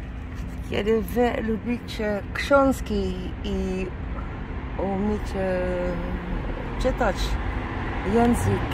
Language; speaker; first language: Polish; non-native, learner; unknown